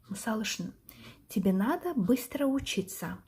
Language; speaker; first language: Russian; non-native, local second language; Kazakh